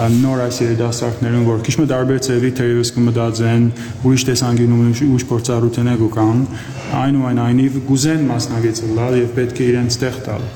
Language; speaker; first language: Armenian; early bilingual, heritage; Armenian